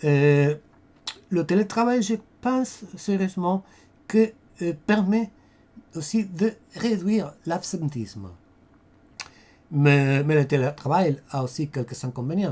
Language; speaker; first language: French; non-native, fluent; Spanish